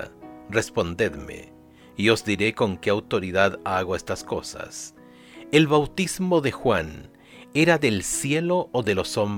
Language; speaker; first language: Spanish; native; Spanish